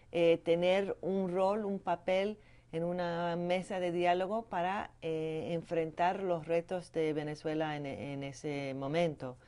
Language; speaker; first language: Spanish; non-native, fluent; English